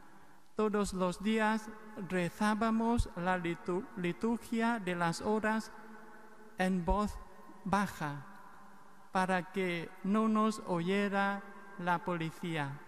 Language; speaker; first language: Spanish; non-native, fluent; Vietnamese